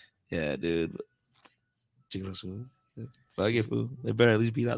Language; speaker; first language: English; early bilingual, other home language; Spanish